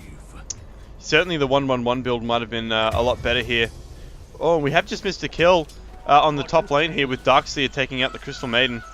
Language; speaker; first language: English; native; English